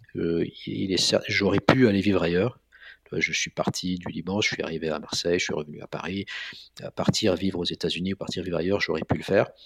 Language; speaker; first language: French; non-native, local second language; Arabic